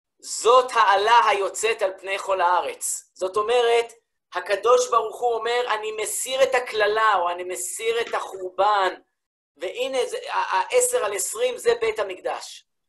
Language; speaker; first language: Hebrew; early bilingual, other home language; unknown